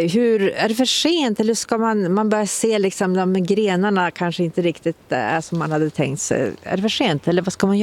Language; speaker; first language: Swedish; native; Swedish